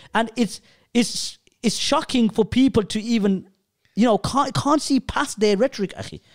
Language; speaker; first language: English; early bilingual, other home language; Urdu